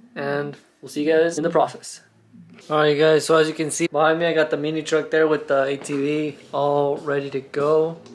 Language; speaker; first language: English; early bilingual, other home language; Spanish